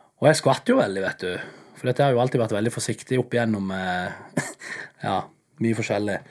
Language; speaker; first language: Norwegian; native; Norwegian